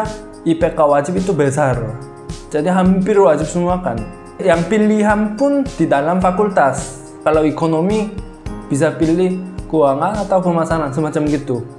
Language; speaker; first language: Indonesian; non-native, fluent; Korean